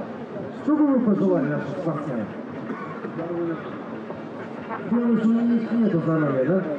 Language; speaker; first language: Russian; native; Russian